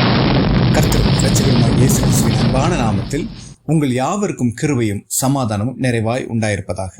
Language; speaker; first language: Tamil; native; Tamil